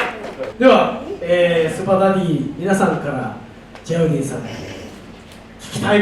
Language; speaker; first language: Japanese; native; Japanese